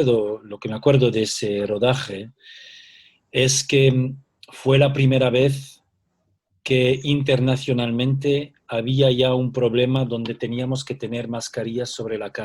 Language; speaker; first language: Spanish; early bilingual, heritage; Spanish